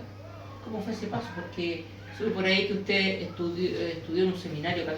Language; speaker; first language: Spanish; native; Spanish